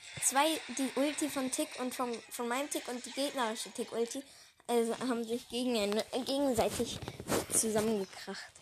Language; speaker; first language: German; native; German